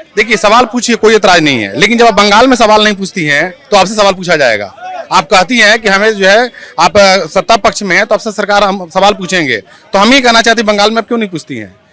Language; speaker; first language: Hindi; native; Hindi